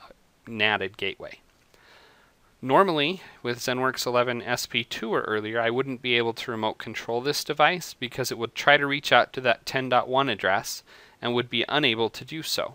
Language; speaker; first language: English; native; English